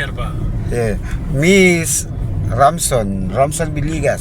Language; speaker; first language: English; non-native, learner; Filipino